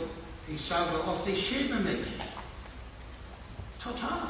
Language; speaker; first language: German; non-native, fluent; English